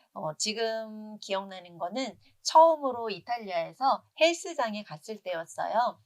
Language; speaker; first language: Korean; native; Korean